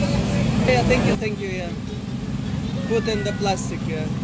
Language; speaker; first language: English; non-native, learner; Russian